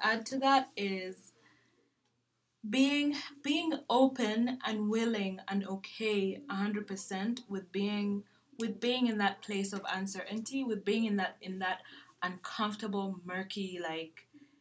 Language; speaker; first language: English; non-native, local second language; Ganda